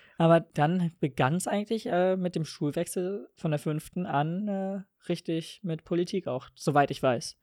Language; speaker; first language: German; native; German